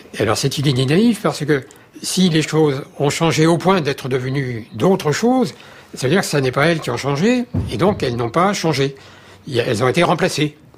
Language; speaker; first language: French; native; French